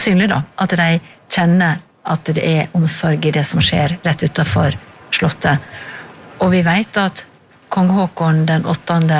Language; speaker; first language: Norwegian; native; Norwegian